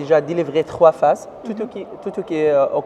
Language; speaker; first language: French; non-native, learner; Arabic